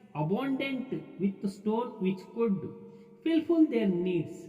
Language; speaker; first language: English; non-native, local second language; Kannada